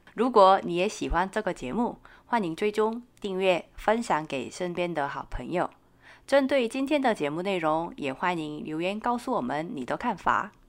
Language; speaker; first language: Chinese; non-native, fluent; Korean